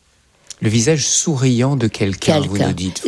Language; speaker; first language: French; native; French